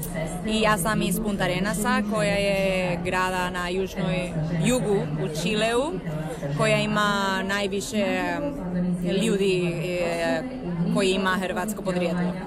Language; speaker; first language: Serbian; non-native, learner; Spanish